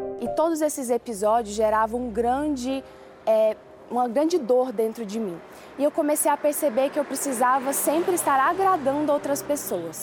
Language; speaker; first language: Portuguese; early bilingual, other home language; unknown